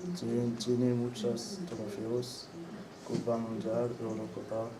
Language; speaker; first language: Spanish; non-native, learner; French